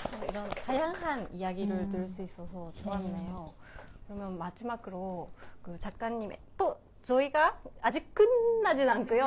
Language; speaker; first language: Korean; non-native, fluent; Japanese